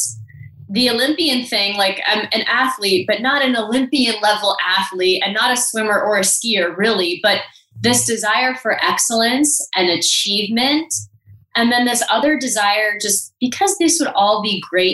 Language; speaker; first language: English; native; English